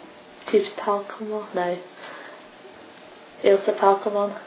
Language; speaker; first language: French; non-native, learner; English